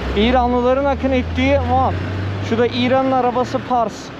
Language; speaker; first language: Turkish; native; Turkish